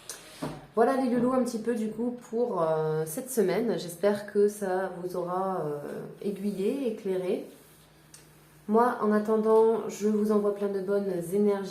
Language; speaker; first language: French; native; French